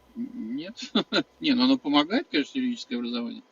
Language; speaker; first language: Russian; native; Russian